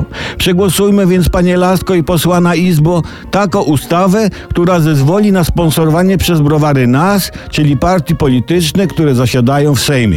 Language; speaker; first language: Polish; native; Polish